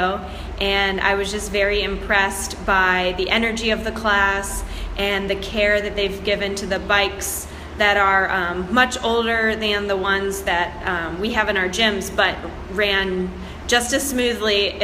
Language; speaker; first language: English; native; English